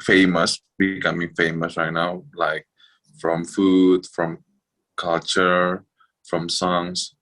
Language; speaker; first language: English; non-native, fluent; Indonesian